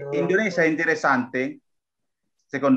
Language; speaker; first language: Italian; non-native, learner; Indonesian